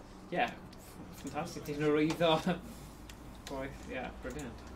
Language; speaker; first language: Welsh; native; Welsh